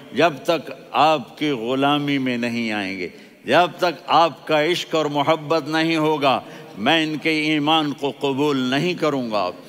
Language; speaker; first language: Urdu; non-native, local second language; Punjabi